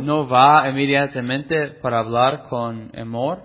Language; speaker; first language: Spanish; non-native, fluent; English